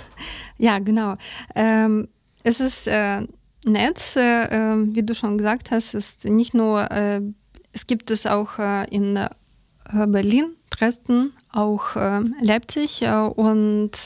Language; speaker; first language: German; non-native, learner; Ukrainian